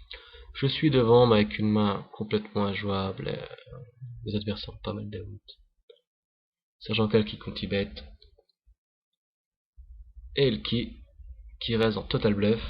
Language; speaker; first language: French; native; French